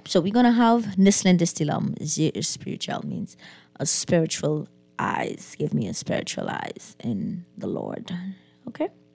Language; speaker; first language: English; non-native, local second language; French